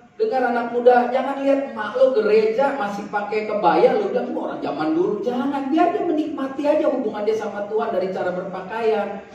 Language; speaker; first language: Indonesian; native; Indonesian